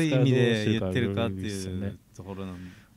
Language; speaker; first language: Japanese; native; Japanese